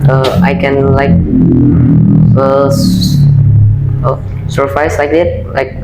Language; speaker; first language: English; non-native, learner; Indonesian